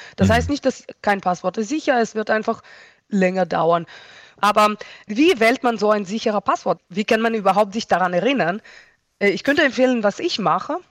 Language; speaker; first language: German; non-native, fluent; Hebrew